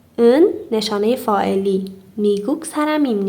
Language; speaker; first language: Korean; non-native, fluent; Persian